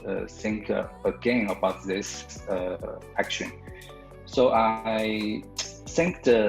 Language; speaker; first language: English; non-native, learner; Chinese